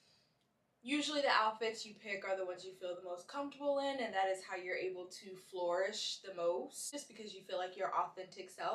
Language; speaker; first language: English; native; English